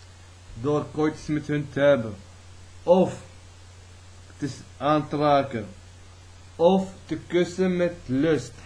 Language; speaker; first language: Dutch; early bilingual, other home language; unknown